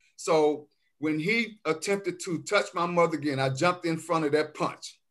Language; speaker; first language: English; native; English